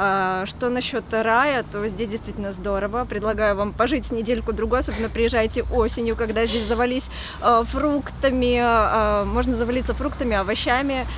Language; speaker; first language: Russian; native; Russian